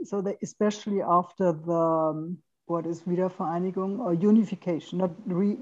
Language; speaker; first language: English; non-native, fluent; German